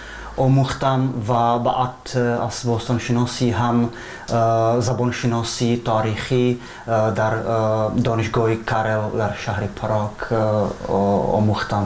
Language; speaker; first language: Persian; non-native, fluent; Czech